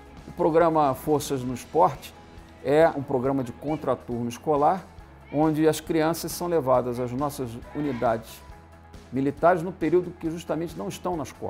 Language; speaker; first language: Portuguese; native; Portuguese